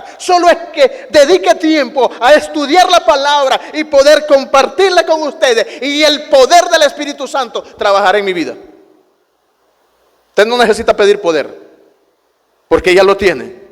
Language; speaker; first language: Spanish; native; Spanish